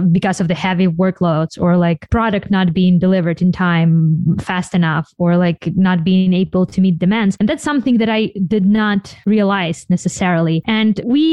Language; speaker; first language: English; non-native, fluent; Ukrainian